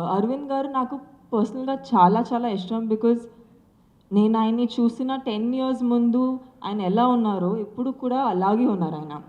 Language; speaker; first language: Telugu; non-native, local second language; Sindhi